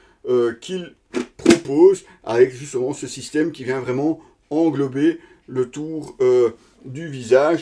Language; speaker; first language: French; native; French